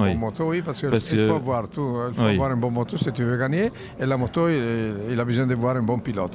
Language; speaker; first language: French; non-native, fluent; Italian